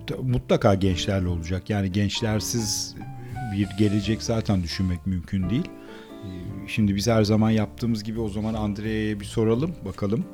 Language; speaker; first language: Turkish; native; Turkish